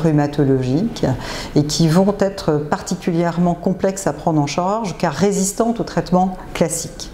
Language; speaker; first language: French; native; French